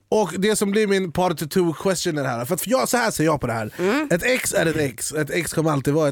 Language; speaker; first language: Swedish; native; Swedish